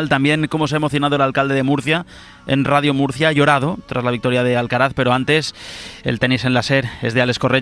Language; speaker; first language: Spanish; native; Spanish